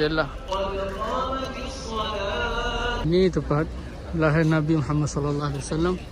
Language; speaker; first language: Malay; early bilingual, heritage; Malay